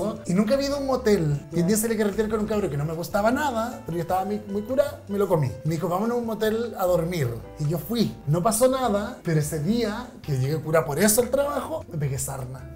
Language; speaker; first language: Spanish; native; Spanish